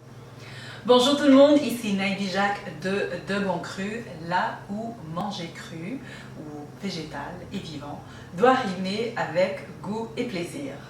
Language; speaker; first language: French; native; French